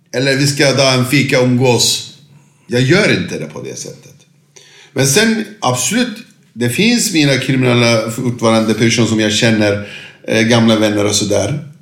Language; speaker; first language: Swedish; non-native, fluent; Turkish